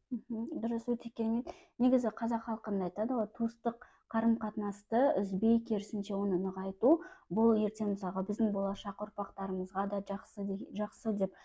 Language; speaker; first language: Kazakh; native; Kazakh